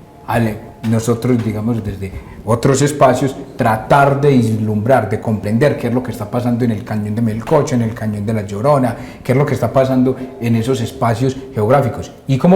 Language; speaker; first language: Spanish; native; Spanish